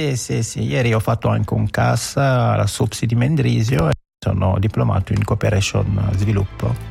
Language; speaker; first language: Italian; non-native, fluent; Wolof